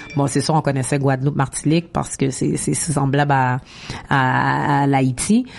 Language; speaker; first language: French; native; French